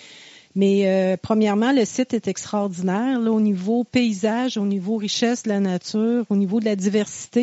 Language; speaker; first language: French; native; French